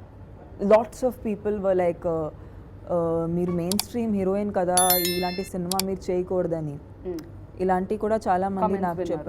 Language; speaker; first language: Telugu; non-native, fluent; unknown